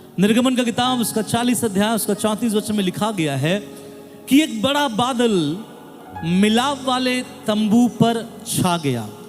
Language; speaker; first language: Hindi; non-native, local second language; Bangla